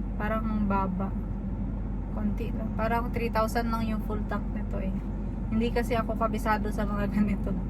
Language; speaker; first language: Filipino; non-native, local second language; Cebuano